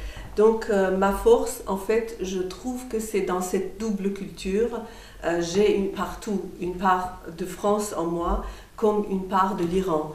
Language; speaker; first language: French; non-native, fluent; Persian